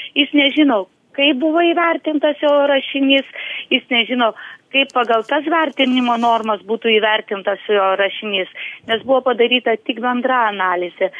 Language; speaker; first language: Lithuanian; native; Lithuanian